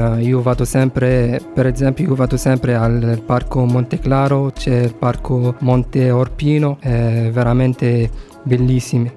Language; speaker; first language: Italian; non-native, fluent; Arabic